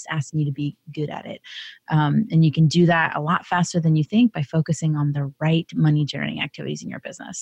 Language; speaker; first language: English; native; English